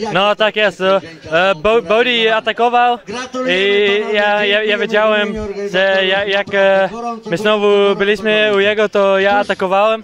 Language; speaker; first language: Polish; non-native, learner; Dutch